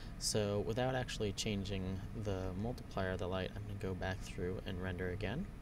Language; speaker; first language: English; native; English